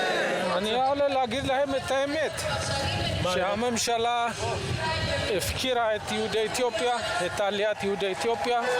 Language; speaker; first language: Hebrew; non-native, fluent; Amharic